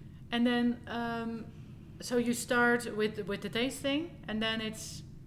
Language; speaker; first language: English; non-native, fluent; Dutch